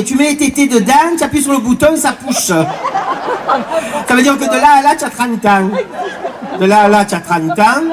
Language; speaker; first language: French; native; French